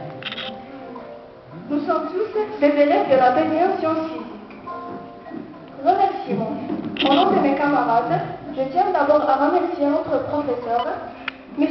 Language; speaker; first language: French; non-native, local second language; Arabic